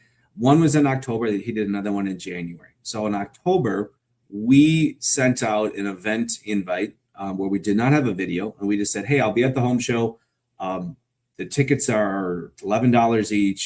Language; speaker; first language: English; native; English